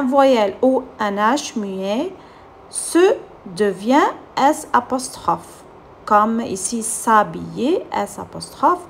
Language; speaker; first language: French; non-native, fluent; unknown